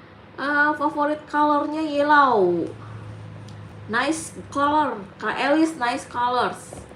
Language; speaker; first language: English; non-native, learner; Indonesian